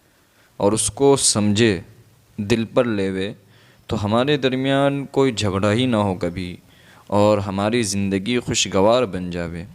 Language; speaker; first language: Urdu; non-native, local second language; Gujarati